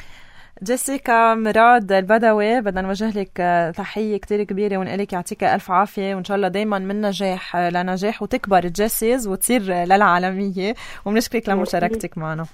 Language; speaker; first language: Arabic; native; Arabic